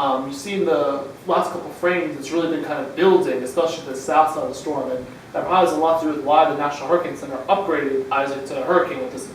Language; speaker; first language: English; native; English